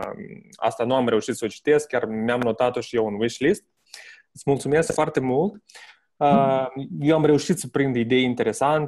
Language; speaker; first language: Romanian; native; Romanian